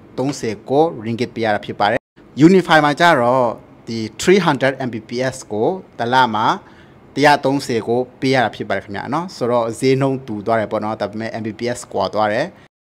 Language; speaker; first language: Burmese; native; Burmese